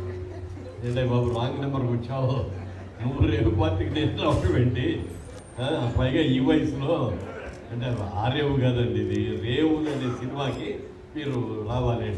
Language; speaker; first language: Telugu; native; Telugu